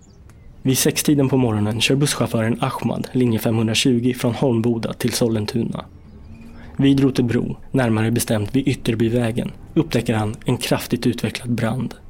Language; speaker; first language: Swedish; native; Swedish